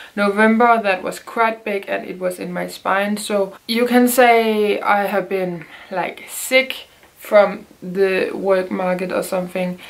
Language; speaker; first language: English; non-native, fluent; Danish